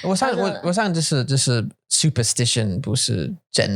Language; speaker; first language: Chinese; non-native, learner; English